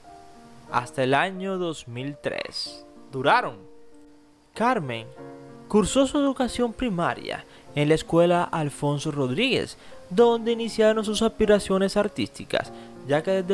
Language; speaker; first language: Spanish; native; Spanish